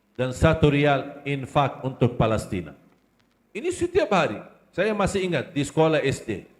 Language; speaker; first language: Malay; non-native, fluent; Arabic